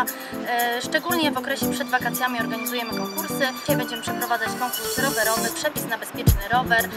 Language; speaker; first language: Polish; native; Polish